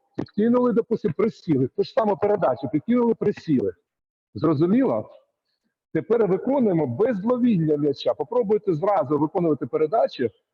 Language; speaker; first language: Ukrainian; native; Ukrainian